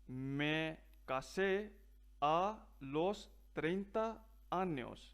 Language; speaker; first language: Spanish; non-native, fluent; Punjabi